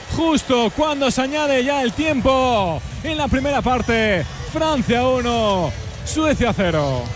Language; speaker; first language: Spanish; native; Spanish